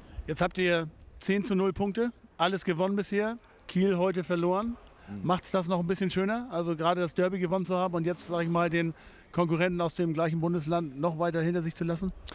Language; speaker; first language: German; native; German